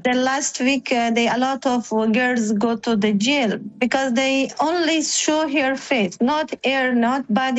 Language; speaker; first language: English; non-native, learner; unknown